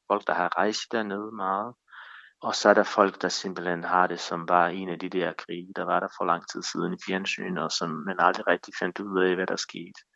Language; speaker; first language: Danish; non-native, fluent; Bosnian